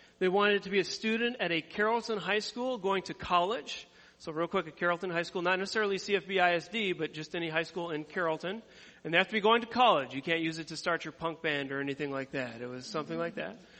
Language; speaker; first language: English; native; English